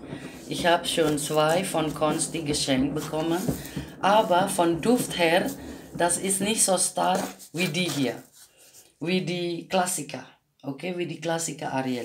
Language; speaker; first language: German; non-native, learner; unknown